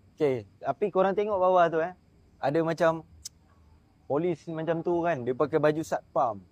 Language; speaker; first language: Malay; native; Malay